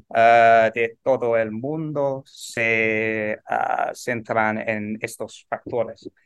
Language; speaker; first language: Spanish; non-native, learner; English